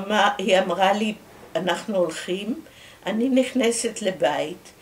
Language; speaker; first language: Hebrew; early bilingual, other home language; Dutch